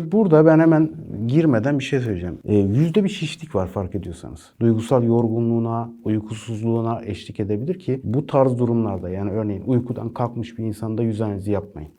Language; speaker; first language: Turkish; native; Turkish